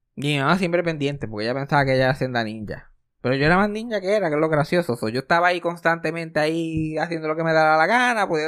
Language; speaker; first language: Spanish; native; Spanish